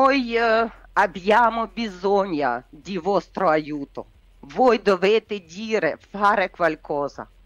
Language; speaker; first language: Italian; non-native, learner; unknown